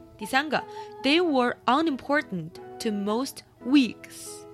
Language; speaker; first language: English; non-native, fluent; Chinese